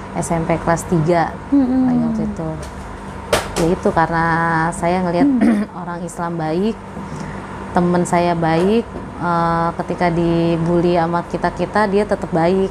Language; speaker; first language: Indonesian; native; Indonesian